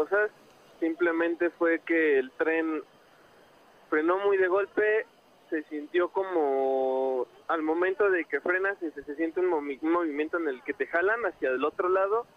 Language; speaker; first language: Spanish; native; Spanish